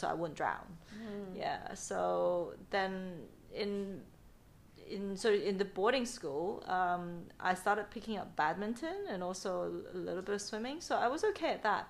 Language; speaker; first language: English; non-native, local second language; Cantonese